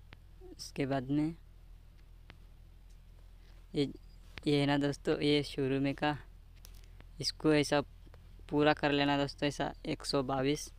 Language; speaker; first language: Hindi; native; Hindi